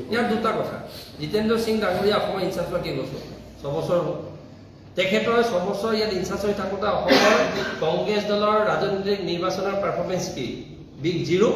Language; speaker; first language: Assamese; non-native, local second language; Mising